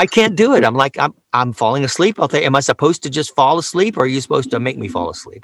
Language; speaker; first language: English; native; English